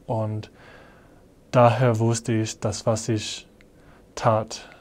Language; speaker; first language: German; non-native, fluent; English